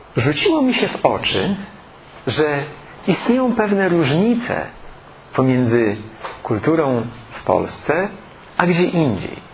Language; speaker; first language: Polish; native; Polish